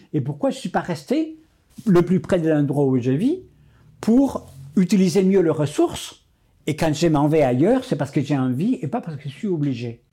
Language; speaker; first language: French; non-native, fluent; Spanish